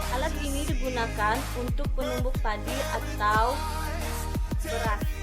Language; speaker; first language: Indonesian; non-native, local second language; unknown